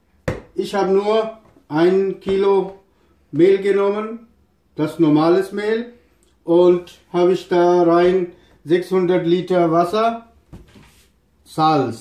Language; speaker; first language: German; non-native, learner; Urdu